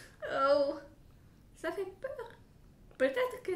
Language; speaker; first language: French; non-native, fluent; Bulgarian